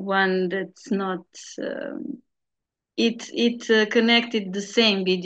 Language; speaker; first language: English; non-native, fluent; Serbian